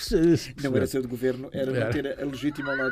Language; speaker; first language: Portuguese; native; Portuguese